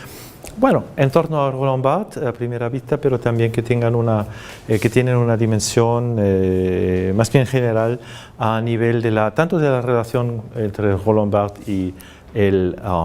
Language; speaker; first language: Spanish; non-native, fluent; German